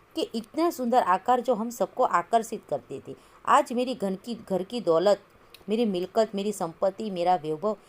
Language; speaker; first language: Hindi; non-native, local second language; Gujarati